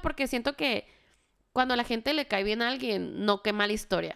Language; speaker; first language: Spanish; early bilingual, heritage; Spanish